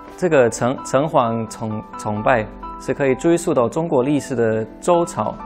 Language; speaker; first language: Chinese; non-native, fluent; German